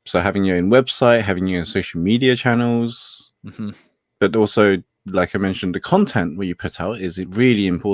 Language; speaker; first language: English; native; English